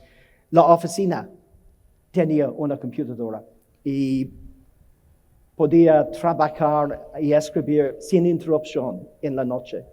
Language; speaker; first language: Spanish; non-native, learner; English